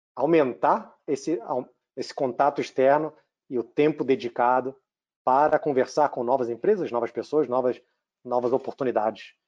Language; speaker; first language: Portuguese; native; Portuguese